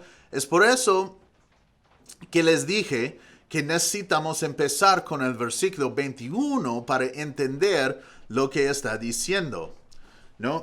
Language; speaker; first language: Spanish; non-native, fluent; English